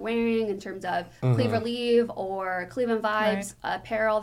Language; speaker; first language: English; native; English